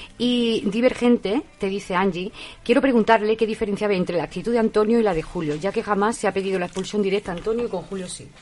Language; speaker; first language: Spanish; native; Spanish